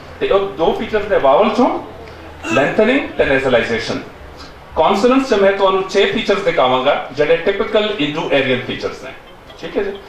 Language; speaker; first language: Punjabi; non-native, local second language; Pashto